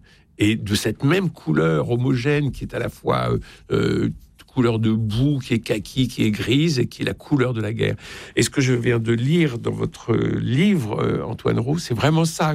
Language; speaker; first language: French; native; French